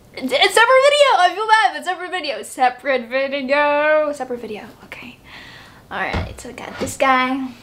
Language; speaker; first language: English; native; English